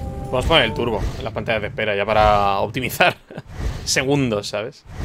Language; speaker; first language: Spanish; native; Spanish